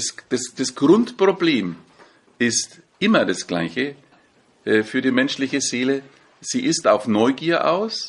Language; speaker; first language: German; native; German